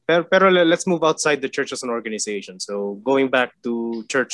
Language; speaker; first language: English; non-native, local second language; Filipino